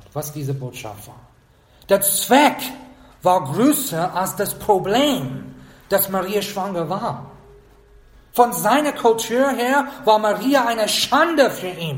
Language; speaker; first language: German; non-native, fluent; English